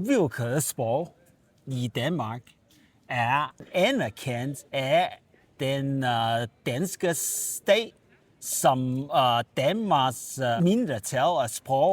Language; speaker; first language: Danish; non-native, learner; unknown